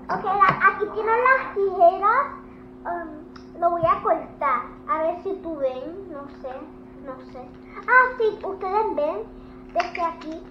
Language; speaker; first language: Spanish; early bilingual, heritage; English